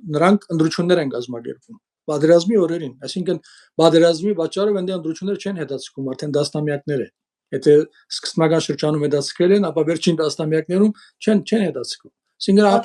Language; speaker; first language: Armenian; early bilingual, heritage; Armenian